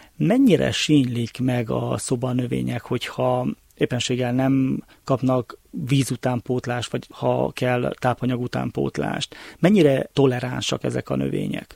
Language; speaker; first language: Hungarian; native; Hungarian